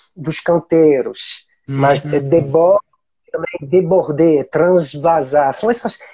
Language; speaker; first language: Portuguese; non-native, fluent; French